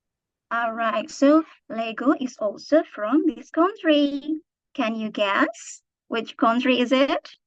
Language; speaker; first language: English; non-native, learner; Indonesian